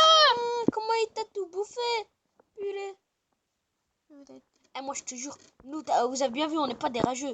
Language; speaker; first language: French; native; French